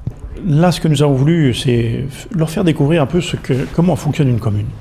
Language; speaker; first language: French; native; French